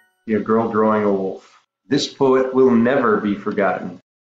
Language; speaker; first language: English; native; English